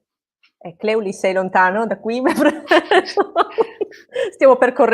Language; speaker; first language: Italian; native; Italian